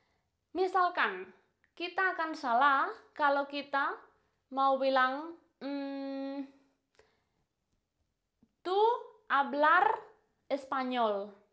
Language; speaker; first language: Indonesian; non-native, fluent; Spanish